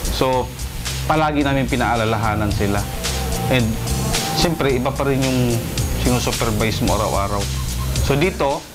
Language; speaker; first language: Filipino; native; Filipino